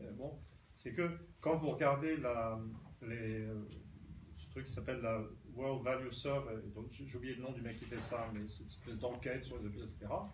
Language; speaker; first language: French; native; French